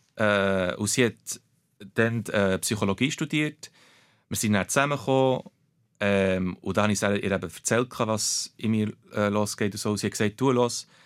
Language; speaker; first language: German; early bilingual, other home language; Portuguese